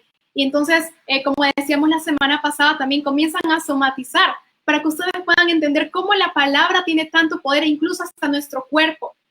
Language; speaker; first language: Spanish; native; Spanish